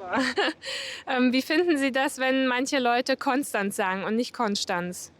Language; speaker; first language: German; native; German